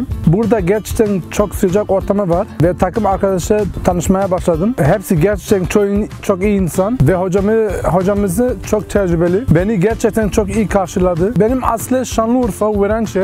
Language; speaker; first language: Turkish; early bilingual, heritage; Turkish